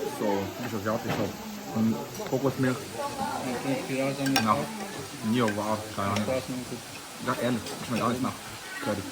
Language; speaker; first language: German; early bilingual, other home language; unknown